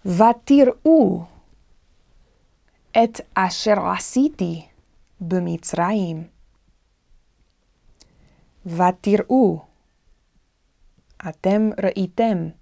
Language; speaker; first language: Hebrew; non-native, fluent; English